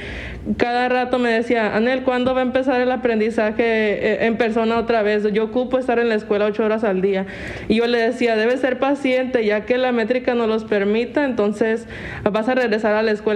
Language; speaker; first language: Spanish; native; Spanish